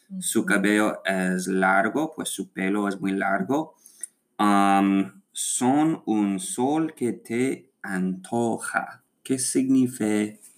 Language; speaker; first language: Spanish; non-native, learner; English